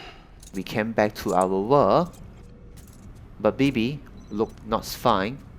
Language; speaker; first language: English; non-native, learner; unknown